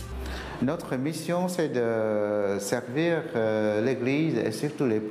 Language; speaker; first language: French; non-native, fluent; Vietnamese